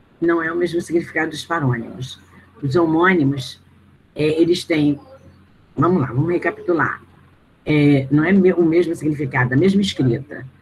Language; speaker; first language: Portuguese; native; Portuguese